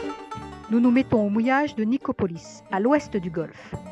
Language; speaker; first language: French; native; French